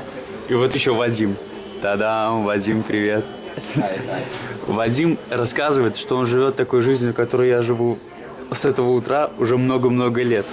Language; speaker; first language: Russian; native; Russian